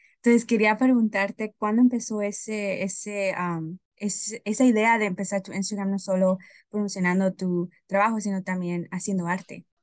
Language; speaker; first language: Spanish; early bilingual, heritage; Spanish